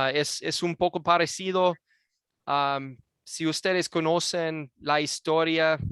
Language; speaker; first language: Spanish; non-native, fluent; English